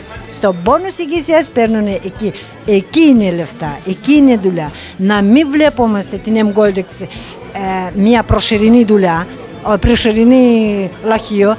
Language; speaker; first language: Greek; non-native, learner; Russian